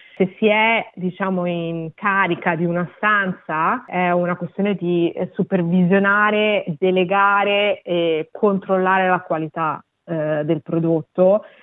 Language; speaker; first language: Italian; native; Italian